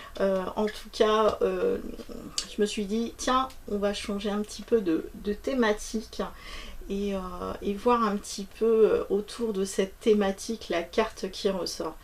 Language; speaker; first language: French; native; French